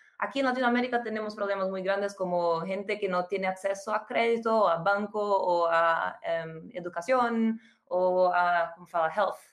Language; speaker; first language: Spanish; non-native, fluent; Portuguese